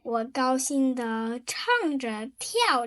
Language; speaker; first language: Chinese; non-native, learner; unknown